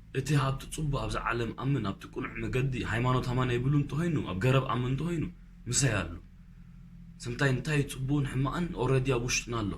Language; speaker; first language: Tigrinya; early bilingual, heritage; Tigrinya